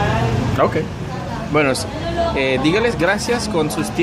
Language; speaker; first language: Spanish; non-native, learner; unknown